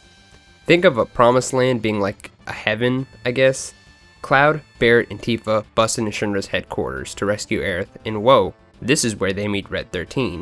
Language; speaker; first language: English; native; English